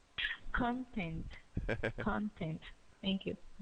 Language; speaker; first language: English; non-native, learner; Spanish